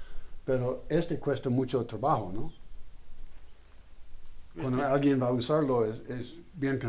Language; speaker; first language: Spanish; non-native, learner; English